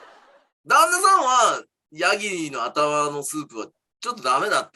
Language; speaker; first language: Japanese; native; Japanese